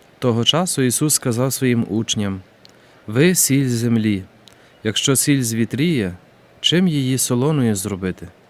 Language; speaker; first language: Ukrainian; native; Ukrainian